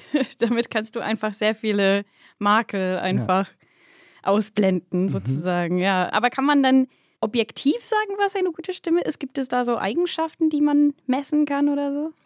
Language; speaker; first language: German; non-native, fluent; English